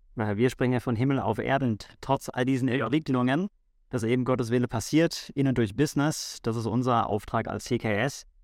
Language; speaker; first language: German; native; German